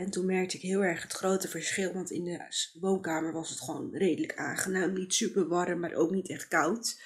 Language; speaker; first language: Dutch; native; Dutch